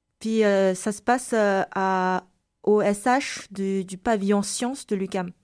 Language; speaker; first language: French; non-native, local second language; Malagasy